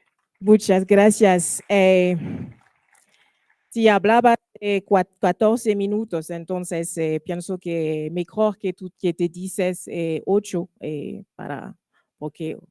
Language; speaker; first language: Spanish; non-native, learner; French